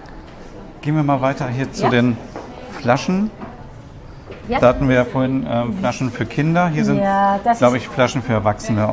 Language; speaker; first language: German; native; German